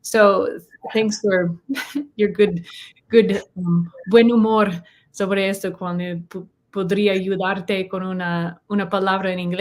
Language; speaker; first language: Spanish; non-native, learner; English